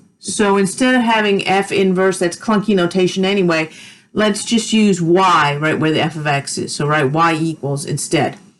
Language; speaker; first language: English; native; English